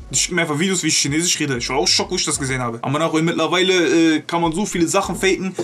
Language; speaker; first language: German; early bilingual, other home language; Turkish